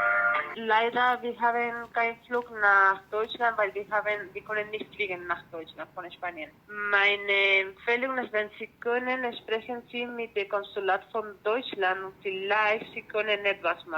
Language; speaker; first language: German; non-native, learner; Spanish